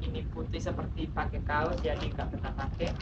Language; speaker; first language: Indonesian; non-native, fluent; Spanish